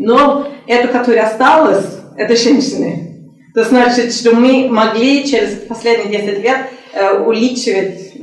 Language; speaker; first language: Russian; non-native, learner; Norwegian